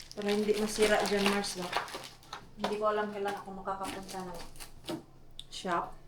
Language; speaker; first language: Filipino; non-native, local second language; Cebuano